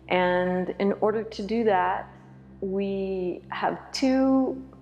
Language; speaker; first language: English; native; English